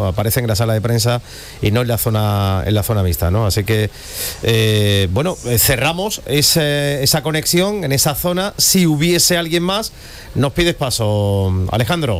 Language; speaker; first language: Spanish; native; Spanish